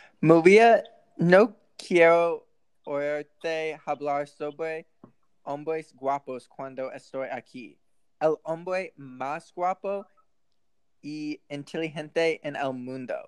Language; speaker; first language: Spanish; non-native, learner; English